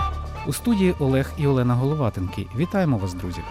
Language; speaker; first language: Ukrainian; native; Ukrainian